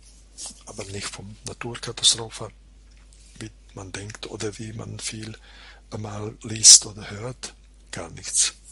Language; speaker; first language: German; non-native, fluent; Croatian